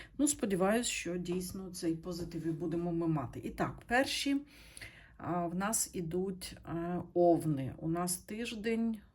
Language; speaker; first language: Ukrainian; non-native, local second language; Russian